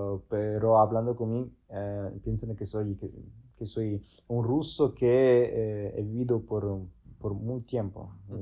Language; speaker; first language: Spanish; non-native, fluent; Italian